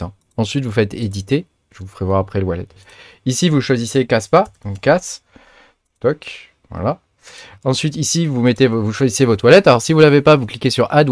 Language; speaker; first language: French; native; French